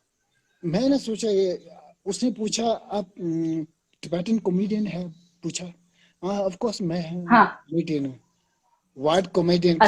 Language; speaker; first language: Hindi; non-native, local second language; Tibetan